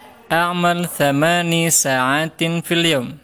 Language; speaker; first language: Arabic; non-native, fluent; Indonesian